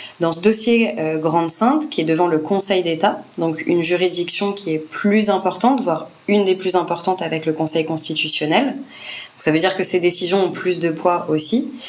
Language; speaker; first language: French; native; French